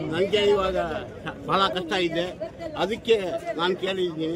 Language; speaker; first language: Kannada; non-native, local second language; Urdu